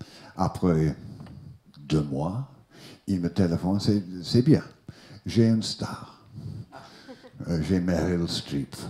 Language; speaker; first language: French; non-native, learner; English